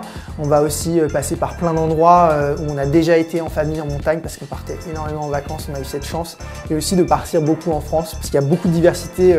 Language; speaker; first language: French; native; French